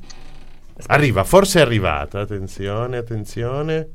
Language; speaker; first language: Italian; native; Italian